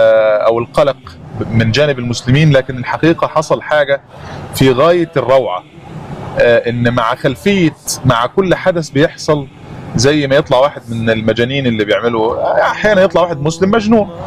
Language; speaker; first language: Arabic; native; Arabic